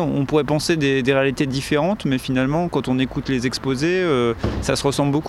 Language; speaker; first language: French; native; French